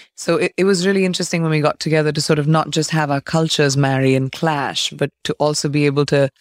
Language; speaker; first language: English; non-native, local second language; Hindi